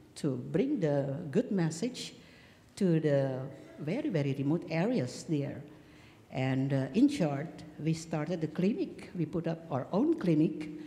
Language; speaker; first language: English; non-native, fluent; Indonesian